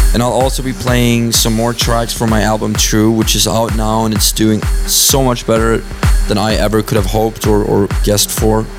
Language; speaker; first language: English; non-native, fluent; Swedish